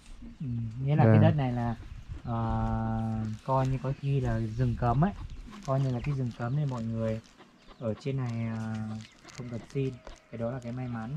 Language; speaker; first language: Vietnamese; non-native, local second language; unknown